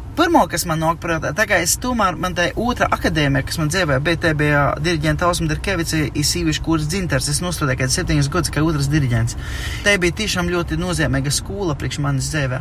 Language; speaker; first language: Latvian; native; Latvian